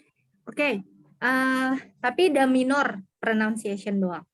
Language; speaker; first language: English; non-native, learner; Indonesian